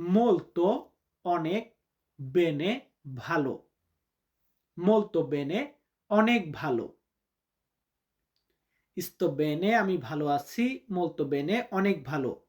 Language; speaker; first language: Italian; non-native, learner; Bangla